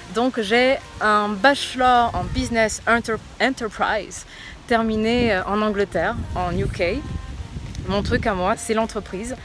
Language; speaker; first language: French; early bilingual, other home language; Portuguese